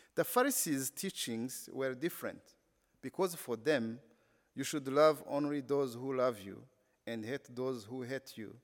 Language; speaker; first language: English; non-native, local second language; Kinyarwanda